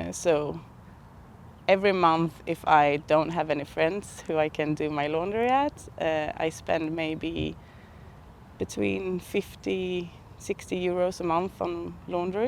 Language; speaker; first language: English; non-native, fluent; Swedish